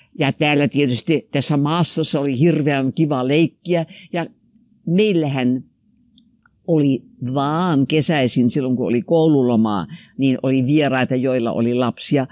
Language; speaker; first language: Finnish; non-native, local second language; Swedish